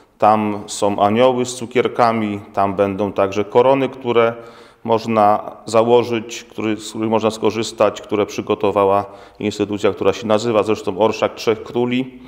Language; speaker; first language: Polish; native; Polish